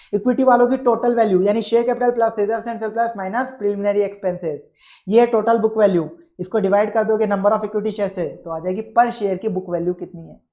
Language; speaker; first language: Hindi; native; Hindi